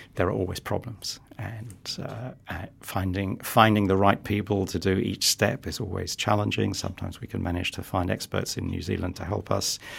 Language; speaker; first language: English; native; English